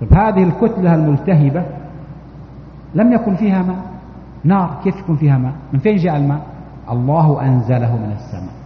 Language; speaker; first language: Arabic; native; Arabic